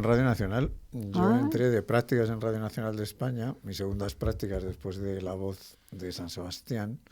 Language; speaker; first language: Spanish; native; Spanish